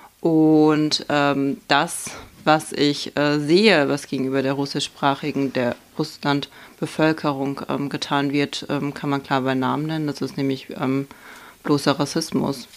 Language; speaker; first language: German; early bilingual, other home language; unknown